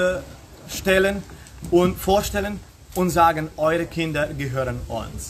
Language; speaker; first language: German; non-native, fluent; Romanian